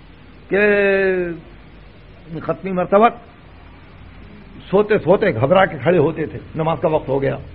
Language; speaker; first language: Urdu; native; Urdu